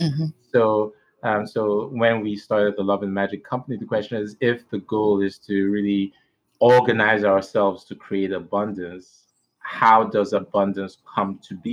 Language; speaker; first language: English; non-native, local second language; Igbo